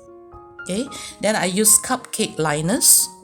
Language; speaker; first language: English; native; English